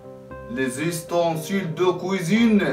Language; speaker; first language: French; non-native, fluent; Arabic